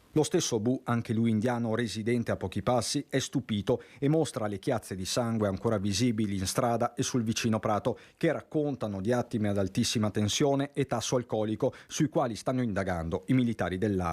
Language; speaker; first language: Italian; native; Italian